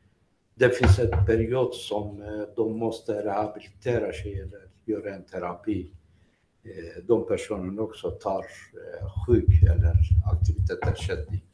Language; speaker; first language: Swedish; non-native, fluent; Greek